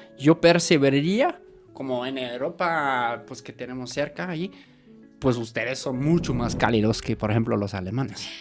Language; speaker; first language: Spanish; non-native, fluent; German